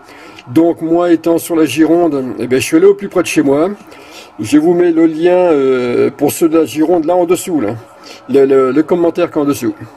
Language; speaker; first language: French; native; French